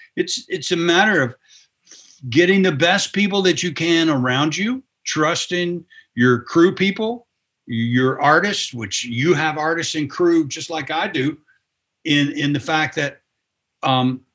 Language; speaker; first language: English; native; English